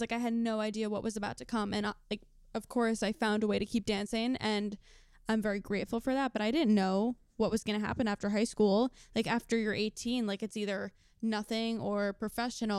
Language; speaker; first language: English; native; English